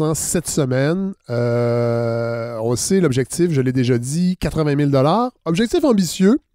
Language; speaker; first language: French; native; French